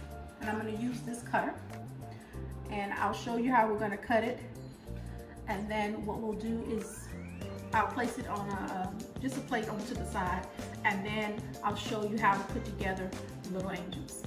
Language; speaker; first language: English; native; English